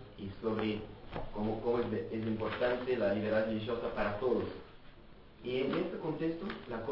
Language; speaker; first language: Spanish; non-native, fluent; Portuguese